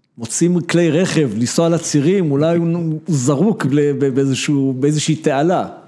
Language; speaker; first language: Hebrew; native; Hebrew